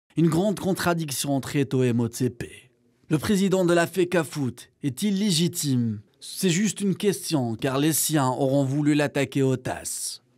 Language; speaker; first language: French; non-native, local second language; Arabic